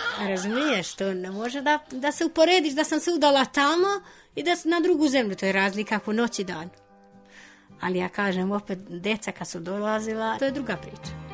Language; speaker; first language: Serbian; non-native, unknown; Albanian